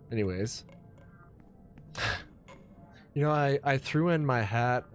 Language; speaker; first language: English; native; English